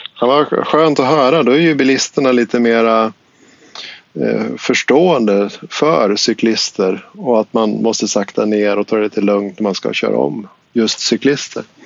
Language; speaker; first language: Swedish; native; Swedish